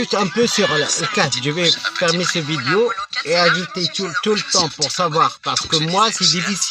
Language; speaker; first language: French; non-native, fluent; Arabic